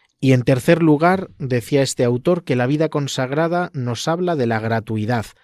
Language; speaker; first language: Spanish; native; Spanish